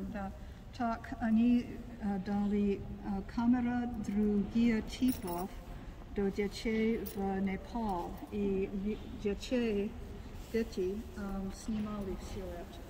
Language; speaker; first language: Russian; non-native, learner; English